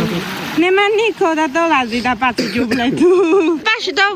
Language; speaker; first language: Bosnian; non-native, learner; Chinese